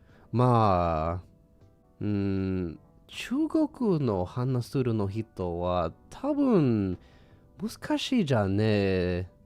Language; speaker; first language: Japanese; non-native, learner; English